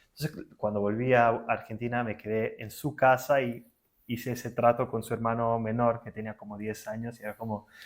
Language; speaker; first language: Spanish; non-native, fluent; Portuguese